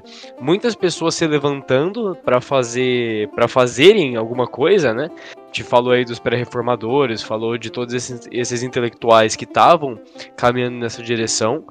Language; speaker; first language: Portuguese; native; Portuguese